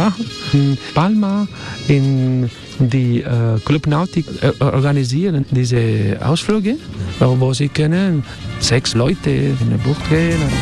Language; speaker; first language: German; non-native, learner; Spanish